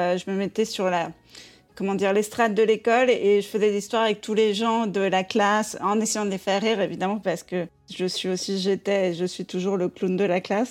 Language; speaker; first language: French; native; French